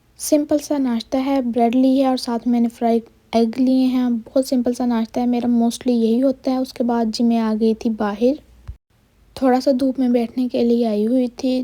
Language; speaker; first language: Urdu; non-native, local second language; Punjabi